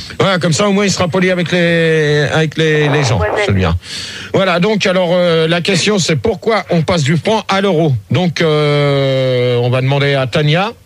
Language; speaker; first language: French; native; French